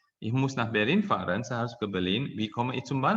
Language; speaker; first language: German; non-native, fluent; Indonesian